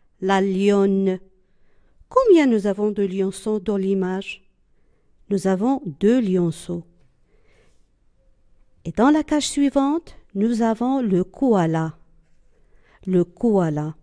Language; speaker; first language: French; non-native, local second language; Arabic